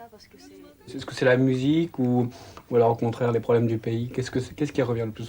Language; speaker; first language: French; native; French